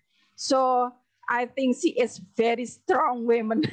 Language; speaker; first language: English; non-native, learner; Indonesian